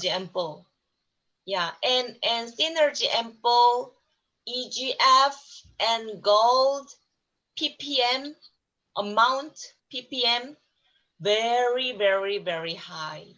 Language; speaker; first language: English; non-native, learner; Korean